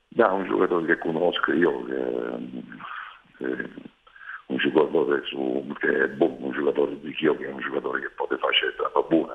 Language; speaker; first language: Romanian; non-native, fluent; Italian